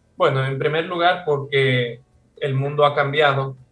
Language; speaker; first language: Spanish; non-native, fluent; Russian